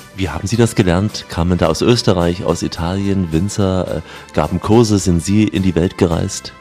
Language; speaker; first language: German; native; German